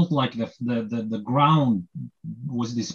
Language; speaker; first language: English; non-native, fluent; Norwegian